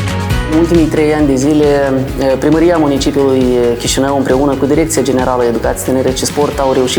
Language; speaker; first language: Romanian; native; Romanian